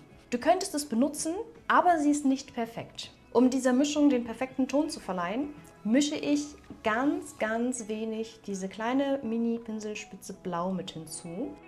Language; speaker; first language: German; native; German